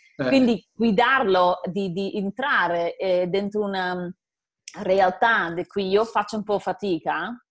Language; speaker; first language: Italian; non-native, fluent; Dutch